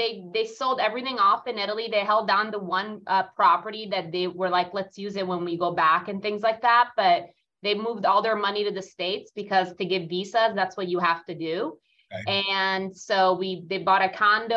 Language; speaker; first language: English; non-native, fluent; Italian